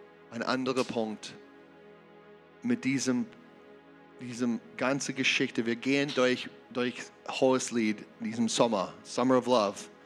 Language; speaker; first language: German; non-native, learner; English